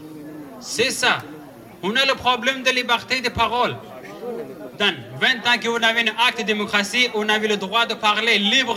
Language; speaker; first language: French; non-native, learner; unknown